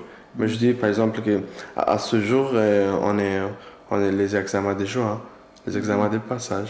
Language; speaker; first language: French; non-native, learner; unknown